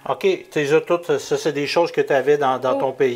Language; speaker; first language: French; native; French